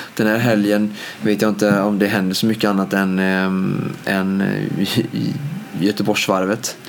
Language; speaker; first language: Swedish; native; Swedish